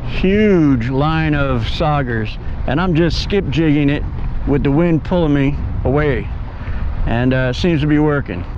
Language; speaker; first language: English; native; English